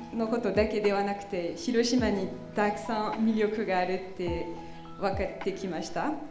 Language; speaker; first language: Japanese; non-native, fluent; French